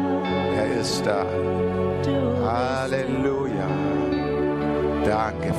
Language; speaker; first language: German; native; German